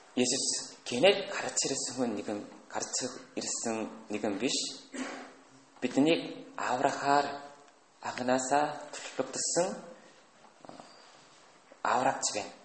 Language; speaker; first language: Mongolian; non-native, fluent; Korean